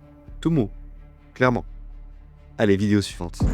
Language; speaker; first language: French; native; French